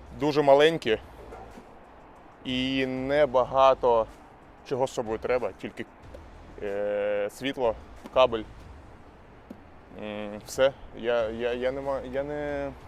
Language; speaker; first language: Ukrainian; non-native, local second language; Russian